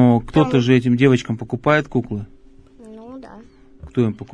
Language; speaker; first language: Russian; native; Russian